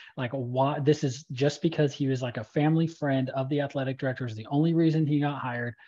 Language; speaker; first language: English; native; English